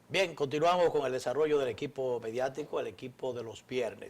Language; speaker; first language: Spanish; native; Spanish